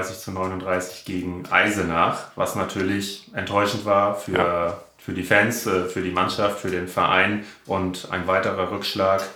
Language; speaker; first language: German; native; German